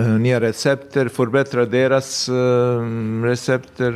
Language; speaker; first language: Swedish; non-native, fluent; Bosnian